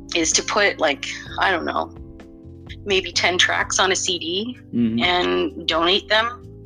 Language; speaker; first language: English; native; English